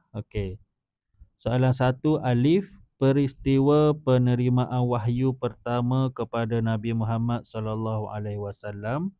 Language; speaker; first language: Malay; native; Malay